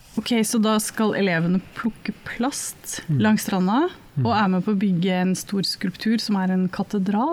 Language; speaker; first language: Norwegian; native; Norwegian